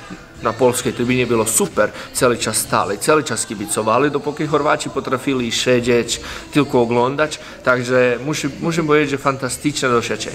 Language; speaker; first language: Polish; non-native, fluent; Croatian